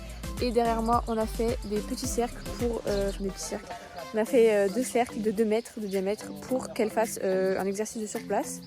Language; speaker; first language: French; native; French